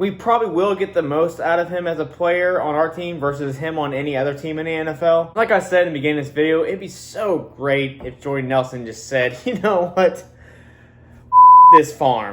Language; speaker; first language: English; native; English